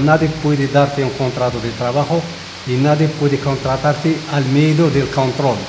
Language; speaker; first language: Spanish; non-native, fluent; Arabic